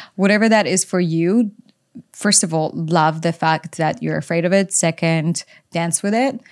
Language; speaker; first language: English; non-native, fluent; Polish